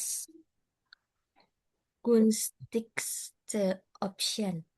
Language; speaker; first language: German; non-native, learner; Indonesian